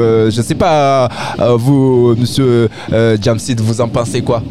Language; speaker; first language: French; native; French